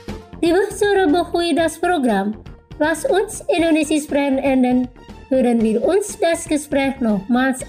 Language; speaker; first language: German; non-native, fluent; Indonesian